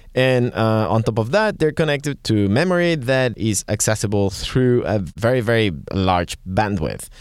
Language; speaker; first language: English; non-native, fluent; Spanish